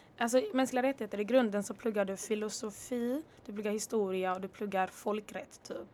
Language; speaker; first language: Swedish; early bilingual, other home language; Kinyarwanda